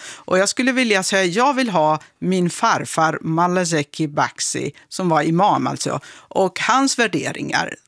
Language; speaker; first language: Swedish; non-native, fluent; Kurdish